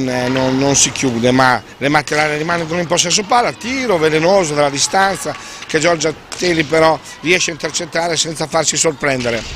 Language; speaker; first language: Italian; native; Italian